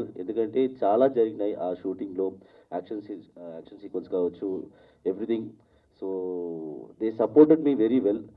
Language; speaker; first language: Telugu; non-native, learner; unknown